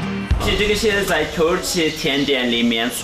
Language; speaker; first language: Chinese; non-native, fluent; Turkish